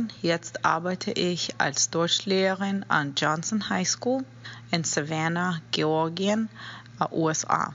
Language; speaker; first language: German; non-native, fluent; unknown